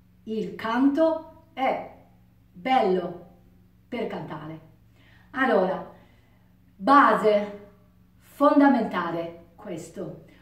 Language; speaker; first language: Italian; non-native, learner; Japanese